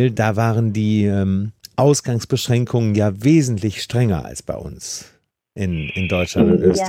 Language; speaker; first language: German; native; German